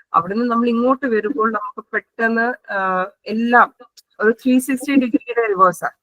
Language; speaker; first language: Malayalam; non-native, local second language; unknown